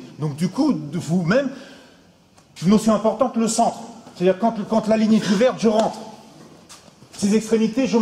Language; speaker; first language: French; native; French